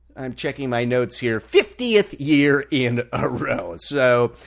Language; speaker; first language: English; native; English